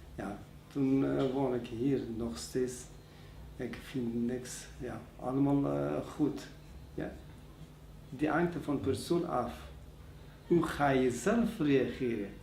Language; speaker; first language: Dutch; non-native, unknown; Persian